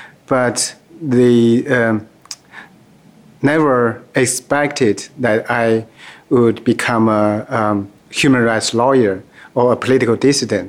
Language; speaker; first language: English; non-native, fluent; Chinese